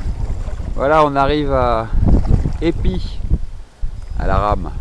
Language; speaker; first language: French; native; French